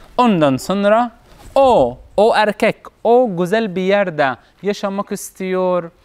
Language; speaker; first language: Turkish; non-native, learner; Arabic